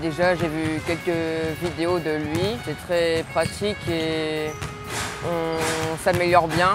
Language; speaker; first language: French; native; French